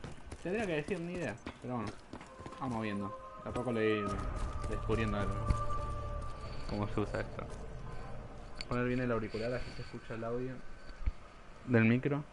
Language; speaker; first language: Spanish; native; Spanish